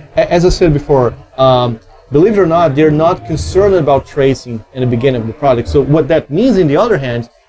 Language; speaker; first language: English; non-native, fluent; Portuguese